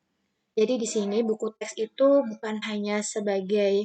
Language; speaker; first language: Indonesian; native; Indonesian